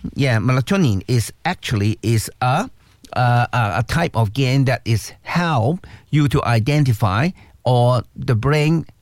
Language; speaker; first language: English; non-native, local second language; Cantonese